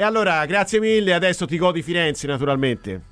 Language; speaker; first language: Italian; native; Italian